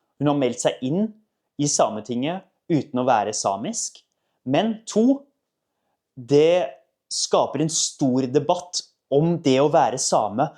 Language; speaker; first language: Norwegian; native; Norwegian